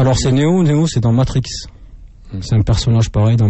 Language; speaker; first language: French; native; French